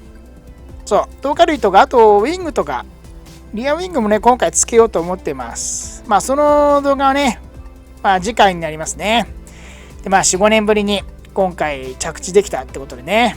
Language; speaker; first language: Japanese; native; Japanese